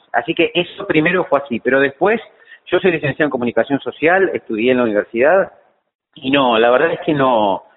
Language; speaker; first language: Spanish; native; Spanish